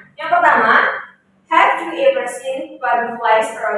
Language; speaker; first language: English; non-native, learner; Indonesian